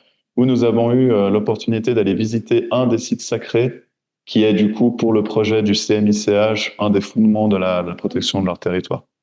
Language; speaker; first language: French; native; French